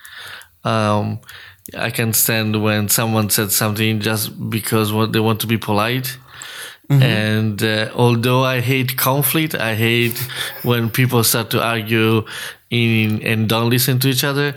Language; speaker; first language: English; non-native, fluent; Italian